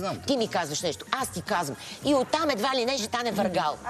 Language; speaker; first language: Bulgarian; native; Bulgarian